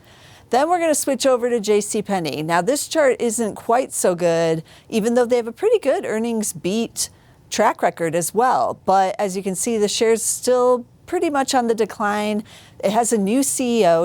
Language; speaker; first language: English; native; English